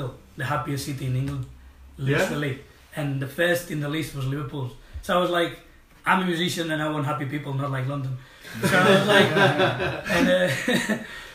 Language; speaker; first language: English; non-native, fluent; Spanish